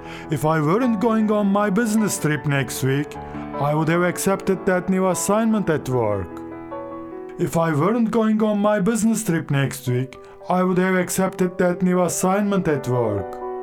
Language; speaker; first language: English; non-native, fluent; Turkish